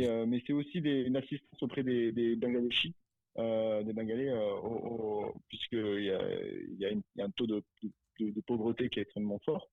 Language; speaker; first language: French; native; French